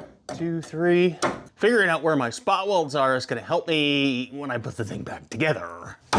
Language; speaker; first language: English; native; English